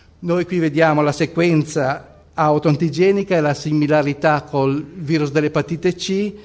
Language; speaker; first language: Italian; native; Italian